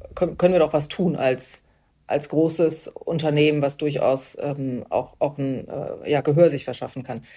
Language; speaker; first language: German; native; German